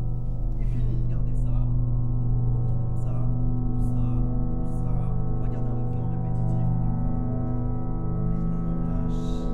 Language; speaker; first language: French; native; French